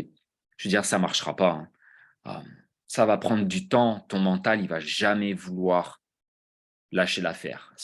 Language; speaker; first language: French; native; French